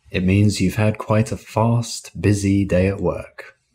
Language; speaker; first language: English; native; English